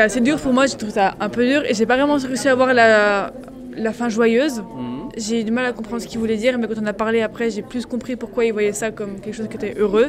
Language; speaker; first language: French; native; French